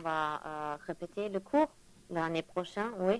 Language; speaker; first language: French; non-native, learner; German